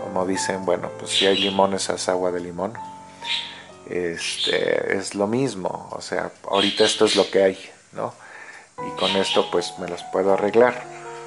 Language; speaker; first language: Spanish; native; Spanish